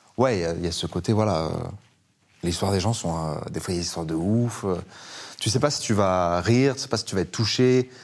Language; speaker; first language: French; early bilingual, other home language; Persian